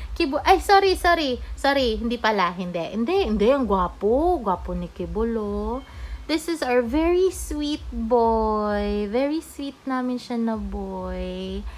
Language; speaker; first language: Filipino; non-native, local second language; Cebuano